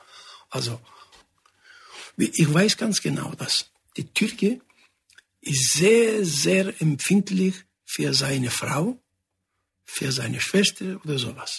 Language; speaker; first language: German; non-native, fluent; Greek